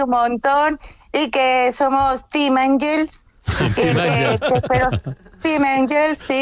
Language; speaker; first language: Spanish; native; Spanish